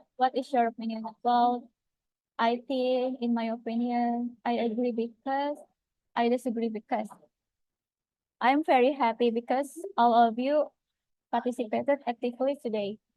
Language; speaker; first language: English; non-native, fluent; Indonesian